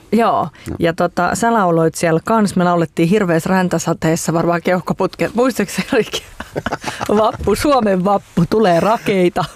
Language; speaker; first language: Finnish; native; Finnish